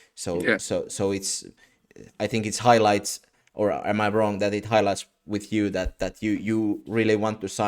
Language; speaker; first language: English; non-native, fluent; Finnish